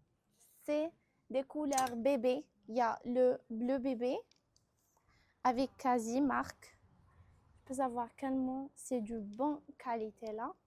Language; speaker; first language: French; non-native, local second language; Arabic